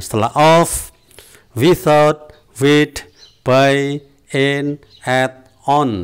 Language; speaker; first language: English; non-native, fluent; Indonesian